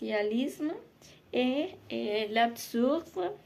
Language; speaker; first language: French; non-native, learner; Spanish